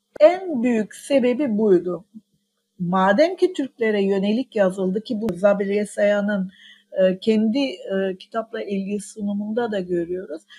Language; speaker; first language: Turkish; non-native, local second language; Armenian